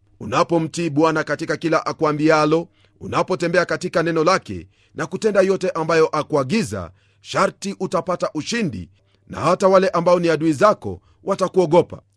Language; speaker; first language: Swahili; non-native, local second language; Luyia